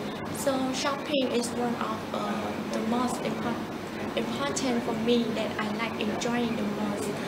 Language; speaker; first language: English; non-native, learner; Khmer